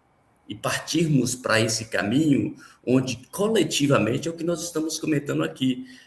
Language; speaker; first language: Portuguese; native; Portuguese